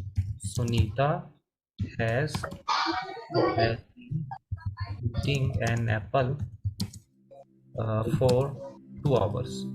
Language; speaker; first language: English; non-native, learner; Hindi